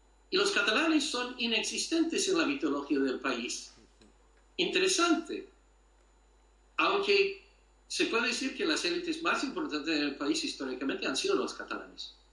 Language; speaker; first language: Spanish; non-native, fluent; English